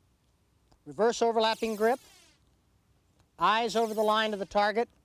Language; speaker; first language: English; native; English